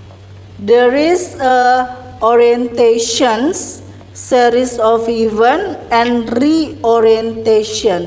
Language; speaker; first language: English; non-native, learner; Indonesian